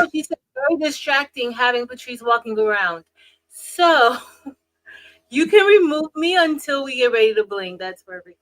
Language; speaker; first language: English; native; English